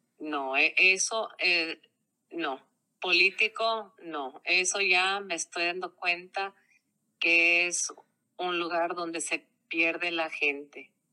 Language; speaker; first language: Spanish; early bilingual, heritage; Spanish